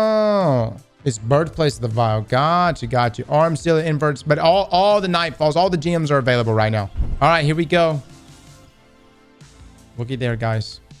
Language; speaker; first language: English; native; English